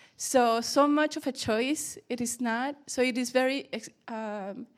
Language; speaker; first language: English; early bilingual, other home language; Spanish